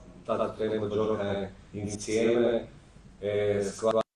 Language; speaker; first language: Italian; non-native, fluent; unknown